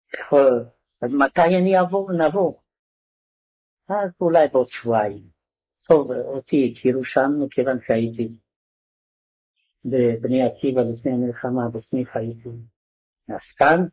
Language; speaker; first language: Hebrew; non-native, fluent; Hungarian